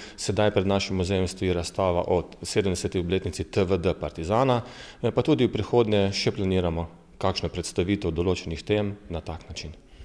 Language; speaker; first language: Slovenian; native; Slovenian